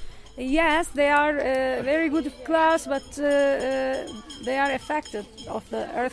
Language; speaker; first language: English; non-native, learner; Turkish